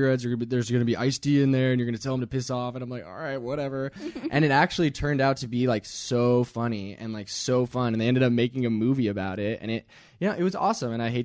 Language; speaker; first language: English; native; English